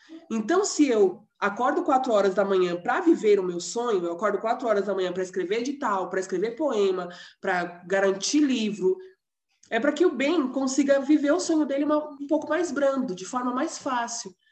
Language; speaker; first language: Portuguese; native; Portuguese